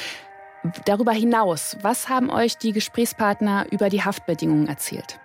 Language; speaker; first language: German; native; German